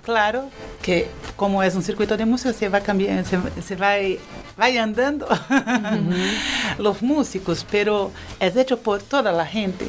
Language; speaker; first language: Spanish; non-native, fluent; Portuguese